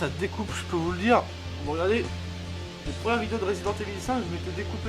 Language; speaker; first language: French; native; French